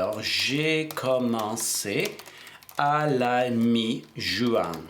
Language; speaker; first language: French; non-native, fluent; English